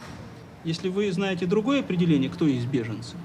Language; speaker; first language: Russian; native; Russian